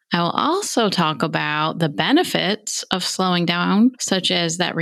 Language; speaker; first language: English; native; English